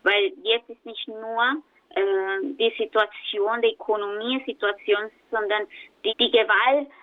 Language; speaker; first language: German; non-native, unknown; Spanish